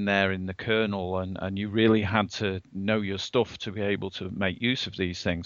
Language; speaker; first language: English; native; English